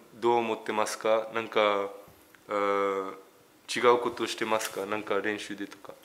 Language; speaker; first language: Japanese; early bilingual, heritage; French